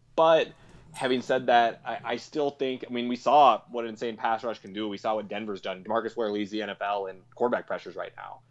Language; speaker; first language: English; native; English